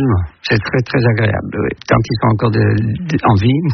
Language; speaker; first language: French; non-native, fluent; Dutch